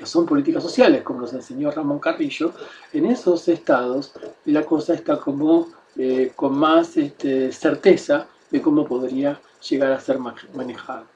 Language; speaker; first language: Spanish; native; Spanish